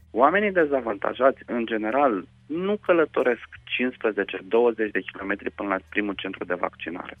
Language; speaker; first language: Romanian; non-native, local second language; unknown